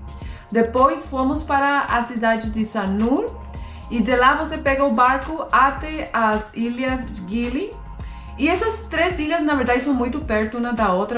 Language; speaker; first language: Portuguese; non-native, fluent; Spanish